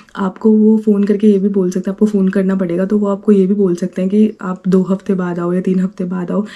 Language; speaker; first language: Hindi; native; Hindi